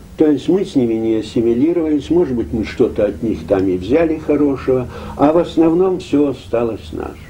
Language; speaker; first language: Russian; early bilingual, heritage; Russian